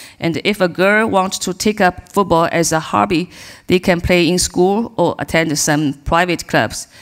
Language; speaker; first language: English; non-native, learner; Chinese